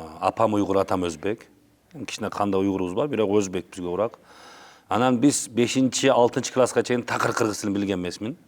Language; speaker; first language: Kyrgyz; non-native, local second language; Uzbek